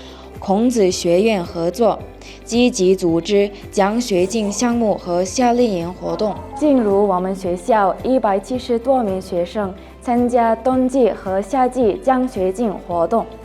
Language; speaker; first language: Chinese; non-native, learner; Mongolian